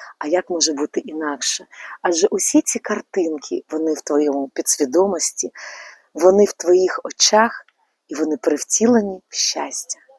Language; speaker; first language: Ukrainian; native; Ukrainian